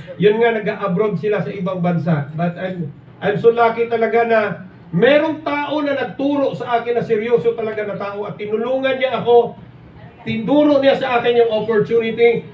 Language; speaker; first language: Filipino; non-native, local second language; Cebuano